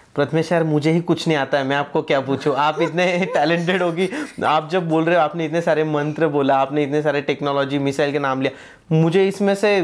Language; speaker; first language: Hindi; non-native, local second language; Marathi